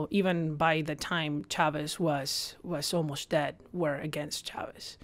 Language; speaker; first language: English; non-native, fluent; Spanish